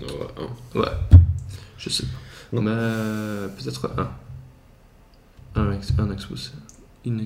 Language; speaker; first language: French; non-native, learner; Swedish